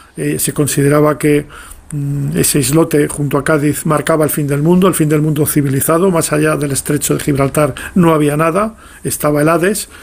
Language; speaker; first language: Spanish; native; Spanish